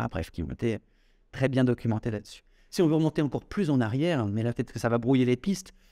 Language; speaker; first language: French; native; French